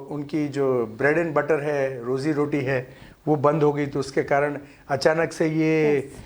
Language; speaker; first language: Hindi; non-native, local second language; Gujarati